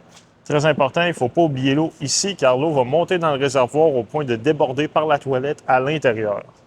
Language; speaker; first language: French; native; French